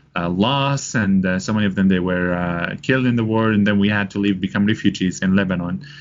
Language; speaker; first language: English; non-native, fluent; Arabic